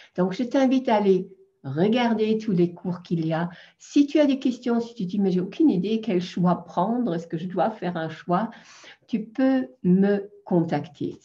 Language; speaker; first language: French; non-native, fluent; German